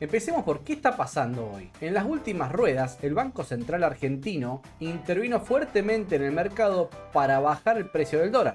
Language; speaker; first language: Spanish; native; Spanish